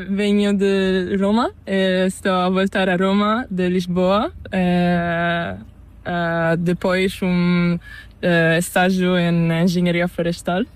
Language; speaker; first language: Spanish; non-native, learner; Portuguese